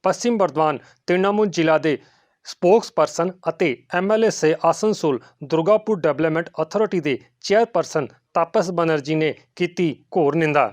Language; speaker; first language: Hindi; non-native, local second language; Punjabi